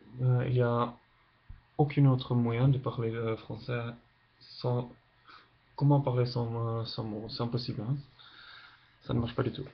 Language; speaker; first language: French; non-native, learner; English